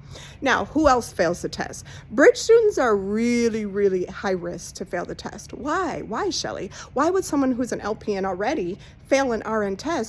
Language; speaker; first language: English; native; English